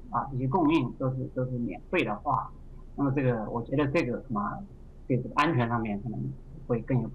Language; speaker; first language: Chinese; native; Chinese